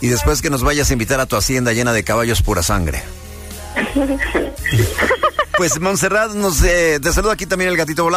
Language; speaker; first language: Spanish; native; Spanish